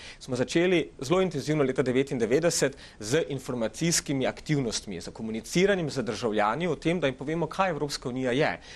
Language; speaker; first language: Slovenian; early bilingual, other home language; Macedonian